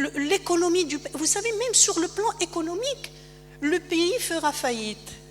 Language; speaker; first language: French; non-native, local second language; Arabic